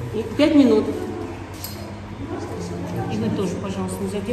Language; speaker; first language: Russian; non-native, local second language; Kyrgyz